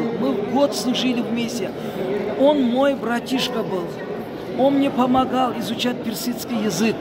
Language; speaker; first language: Russian; non-native, local second language; Uzbek